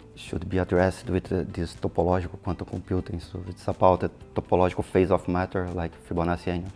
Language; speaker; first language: English; non-native, fluent; Portuguese